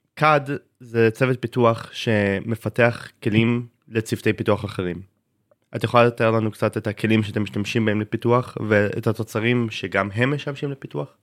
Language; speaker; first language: Hebrew; native; Hebrew